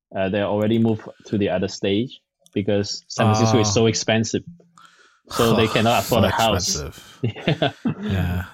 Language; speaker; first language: English; non-native, local second language; Cantonese